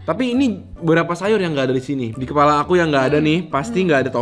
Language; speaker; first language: Indonesian; native; Indonesian